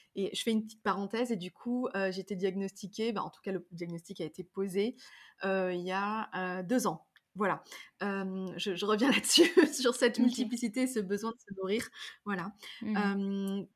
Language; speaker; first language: French; native; French